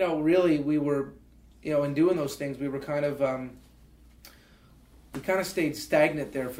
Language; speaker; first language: English; native; English